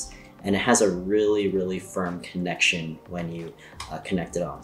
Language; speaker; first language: English; native; English